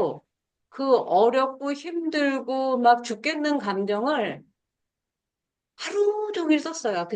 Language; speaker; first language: Korean; native; Korean